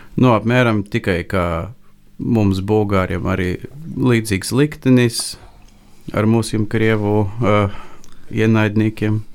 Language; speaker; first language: Latvian; non-native, fluent; Bulgarian